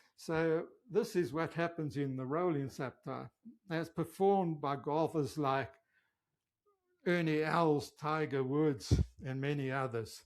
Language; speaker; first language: English; native; English